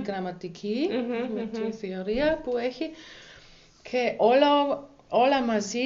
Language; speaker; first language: Greek; non-native, learner; German